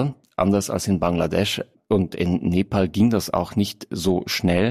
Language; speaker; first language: German; native; German